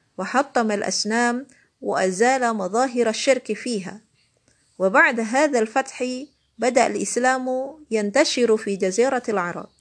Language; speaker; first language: Arabic; non-native, learner; Indonesian